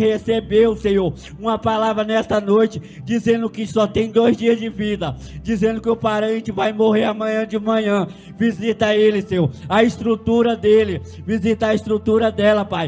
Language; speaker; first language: Portuguese; native; Portuguese